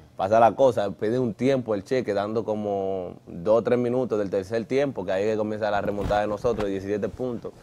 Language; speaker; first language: Spanish; native; Spanish